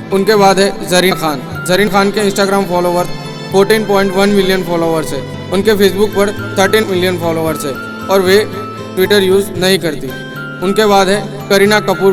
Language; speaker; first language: Hindi; native; Hindi